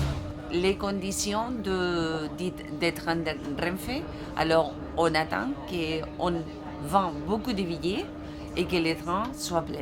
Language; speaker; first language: French; non-native, fluent; Spanish